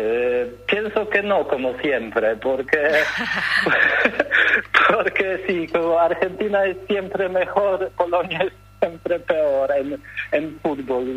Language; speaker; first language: Spanish; non-native, learner; Polish